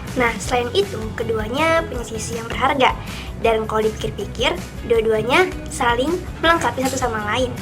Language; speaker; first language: Indonesian; native; Indonesian